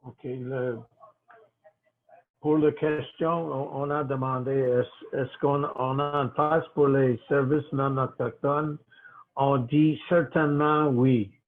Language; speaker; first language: French; non-native, local second language; English